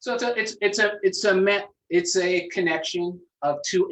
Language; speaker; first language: English; native; English